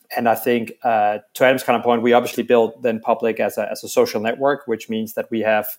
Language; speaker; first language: English; non-native, fluent; Danish